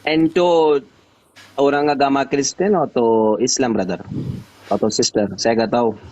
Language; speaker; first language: Indonesian; non-native, learner; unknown